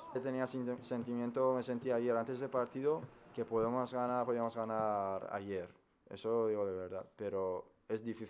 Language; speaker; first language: Spanish; non-native, fluent; Persian